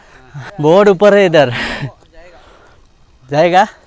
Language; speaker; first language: Hindi; non-native, local second language; Assamese